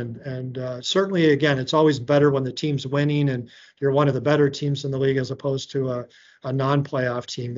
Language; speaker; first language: English; native; English